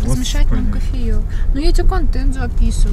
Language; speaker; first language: Russian; native; Russian